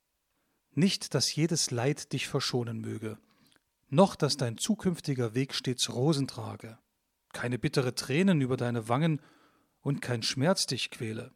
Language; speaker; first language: German; native; German